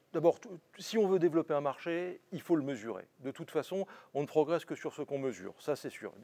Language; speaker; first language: French; native; French